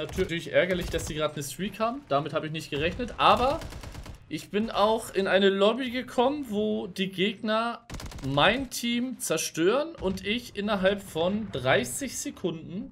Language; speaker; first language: German; native; German